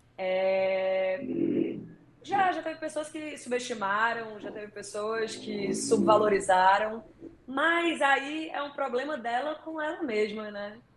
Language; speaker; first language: Portuguese; native; Portuguese